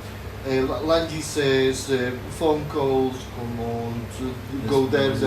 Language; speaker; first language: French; non-native, learner; Slovak